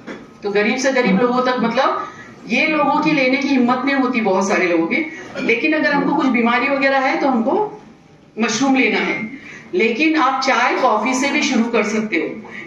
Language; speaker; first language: Hindi; native; Hindi